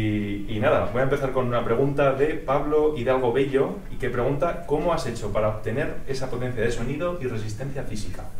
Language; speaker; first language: Spanish; native; Spanish